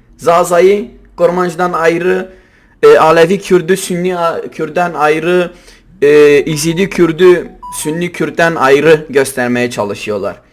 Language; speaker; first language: Turkish; non-native, local second language; Kurdish